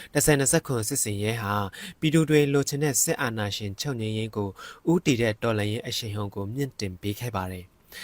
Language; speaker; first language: Burmese; non-native, local second language; Shan